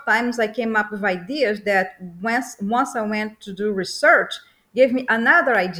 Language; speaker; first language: English; non-native, fluent; Portuguese